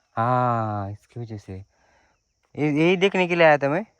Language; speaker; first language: Hindi; non-native, local second language; Marathi